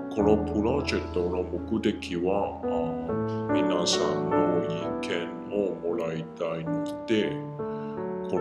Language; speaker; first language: Japanese; non-native, learner; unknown